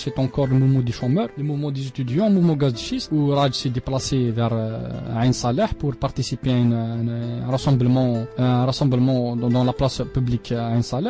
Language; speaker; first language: French; non-native, local second language; Arabic